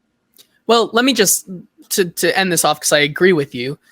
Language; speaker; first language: English; native; English